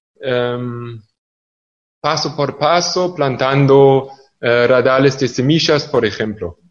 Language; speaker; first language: Spanish; non-native, fluent; German